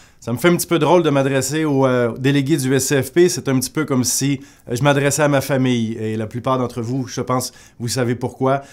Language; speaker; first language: French; native; French